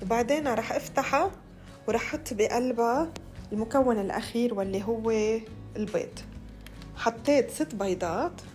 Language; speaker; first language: Arabic; native; Arabic